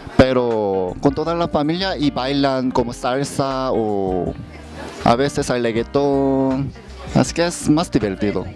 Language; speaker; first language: Spanish; non-native, learner; Korean